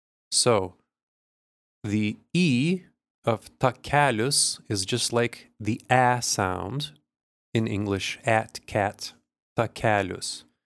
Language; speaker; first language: English; early bilingual, other home language; Lithuanian